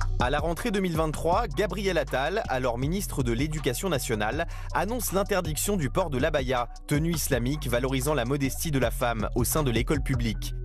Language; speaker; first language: French; native; French